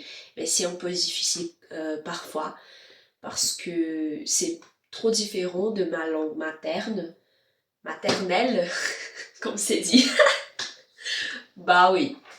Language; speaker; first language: French; non-native, learner; Spanish